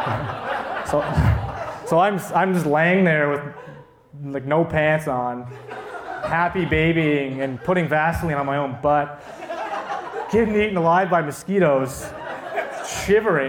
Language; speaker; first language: English; native; English